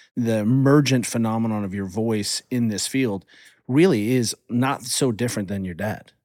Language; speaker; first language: English; early bilingual, other home language; German